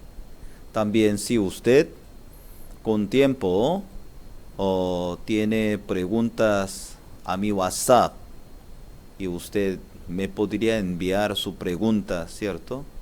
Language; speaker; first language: Spanish; non-native, learner; Korean